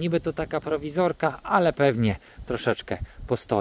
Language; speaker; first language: Polish; native; Polish